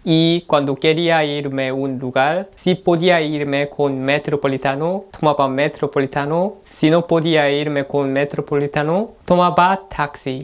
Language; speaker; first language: Spanish; non-native, learner; Korean